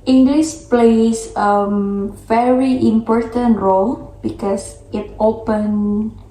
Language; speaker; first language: English; non-native, learner; Indonesian